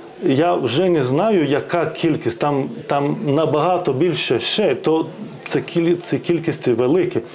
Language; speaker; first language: Ukrainian; non-native, fluent; Lithuanian